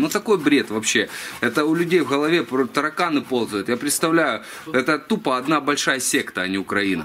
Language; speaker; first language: Russian; native; Russian